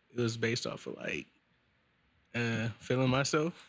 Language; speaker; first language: English; native; English